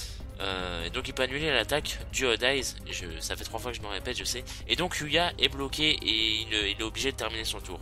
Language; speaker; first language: French; native; French